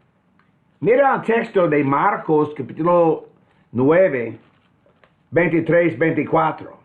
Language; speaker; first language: Spanish; non-native, fluent; English